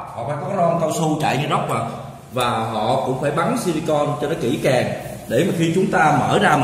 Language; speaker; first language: Vietnamese; native; Vietnamese